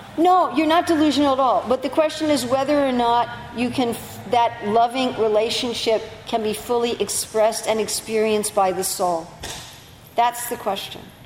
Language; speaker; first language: English; native; English